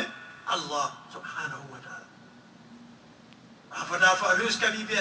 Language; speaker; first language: Swedish; non-native, fluent; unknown